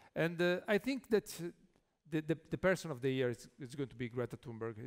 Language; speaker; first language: English; non-native, fluent; Italian